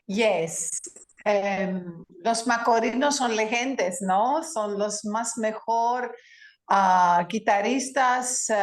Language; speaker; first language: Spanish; non-native, learner; Greek